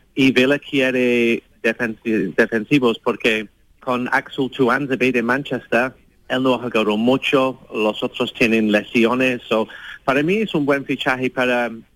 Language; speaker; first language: Spanish; non-native, fluent; English